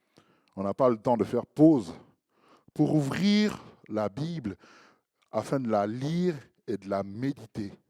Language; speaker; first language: French; native; French